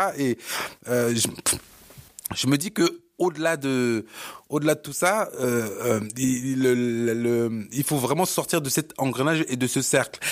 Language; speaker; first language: French; early bilingual, other home language; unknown